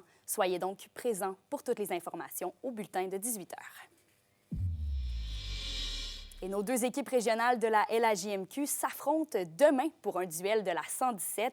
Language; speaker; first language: French; native; French